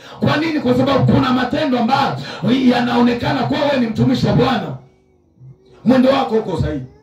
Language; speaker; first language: Swahili; native; Swahili